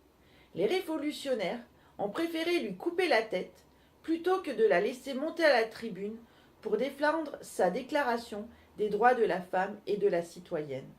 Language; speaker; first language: French; native; French